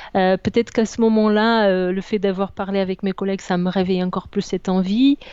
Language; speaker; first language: French; non-native, fluent; Portuguese